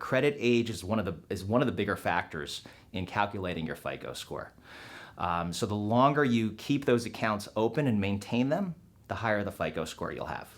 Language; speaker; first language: English; native; English